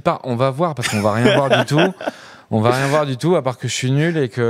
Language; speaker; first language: French; native; French